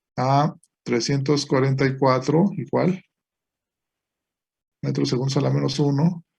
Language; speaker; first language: Spanish; native; Spanish